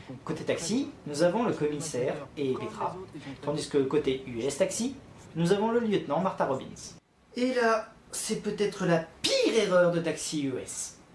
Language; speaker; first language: French; native; French